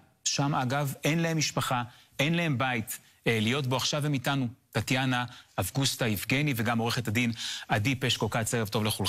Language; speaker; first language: Hebrew; native; Hebrew